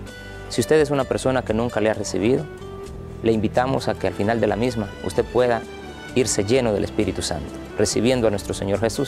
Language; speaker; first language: Spanish; native; Spanish